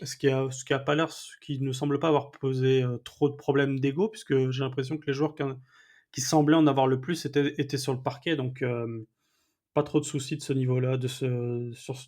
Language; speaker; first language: French; native; French